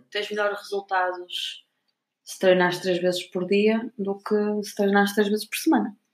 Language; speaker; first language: Portuguese; native; Portuguese